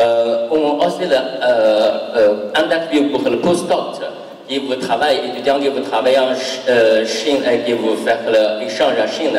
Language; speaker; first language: French; non-native, learner; Chinese